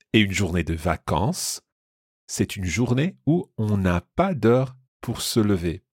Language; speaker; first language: French; non-native, fluent; English